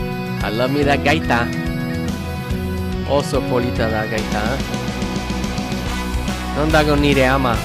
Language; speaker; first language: Basque; non-native, learner; English